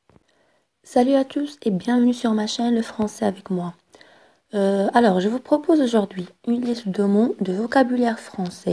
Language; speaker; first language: French; non-native, local second language; Arabic